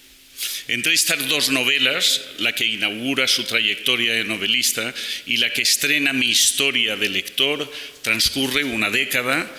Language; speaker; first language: Spanish; native; Spanish